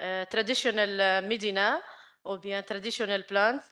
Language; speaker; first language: English; non-native, learner; Arabic